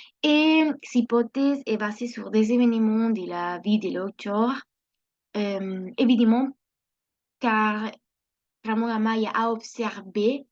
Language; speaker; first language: French; non-native, learner; Spanish